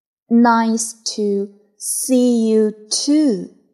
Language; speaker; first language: English; non-native, fluent; Chinese